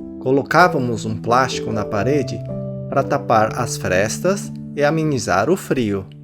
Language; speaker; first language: Portuguese; early bilingual, other home language; Japanese